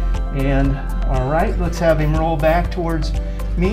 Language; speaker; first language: English; native; English